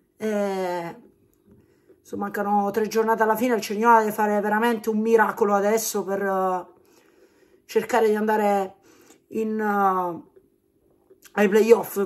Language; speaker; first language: Italian; native; Italian